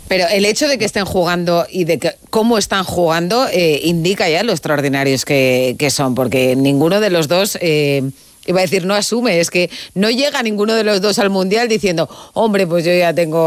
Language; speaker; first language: Spanish; native; Spanish